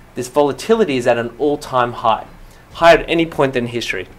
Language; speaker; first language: English; native; English